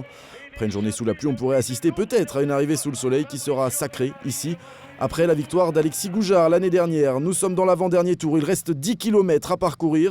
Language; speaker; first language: French; native; French